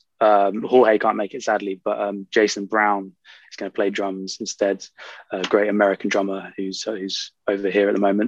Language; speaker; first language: English; native; English